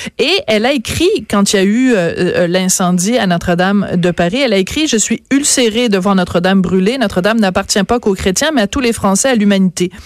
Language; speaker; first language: French; native; French